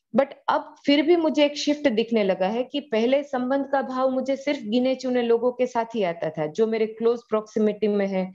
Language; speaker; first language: Hindi; non-native, local second language; Gujarati